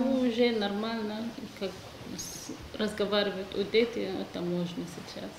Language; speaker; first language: Russian; non-native, learner; Arabic